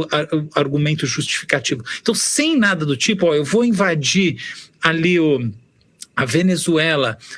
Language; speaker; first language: Portuguese; native; Portuguese